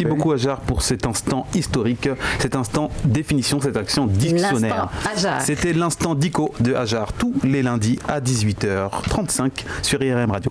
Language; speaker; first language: French; native; French